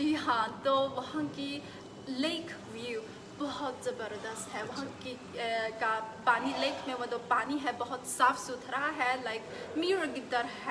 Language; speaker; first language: Hindi; non-native, fluent; Chinese